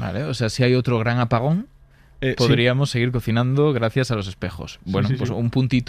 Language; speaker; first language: Spanish; native; Spanish